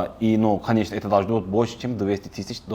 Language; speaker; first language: Russian; non-native, learner; Turkish